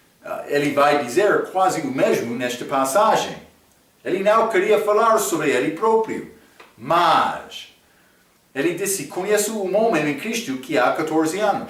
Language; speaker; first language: Portuguese; non-native, fluent; English